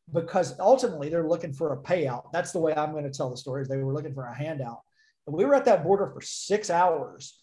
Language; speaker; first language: English; native; English